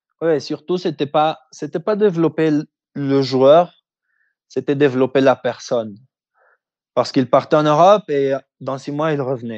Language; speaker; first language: French; early bilingual, heritage; French